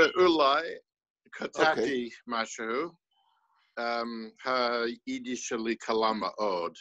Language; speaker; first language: Hebrew; non-native, fluent; English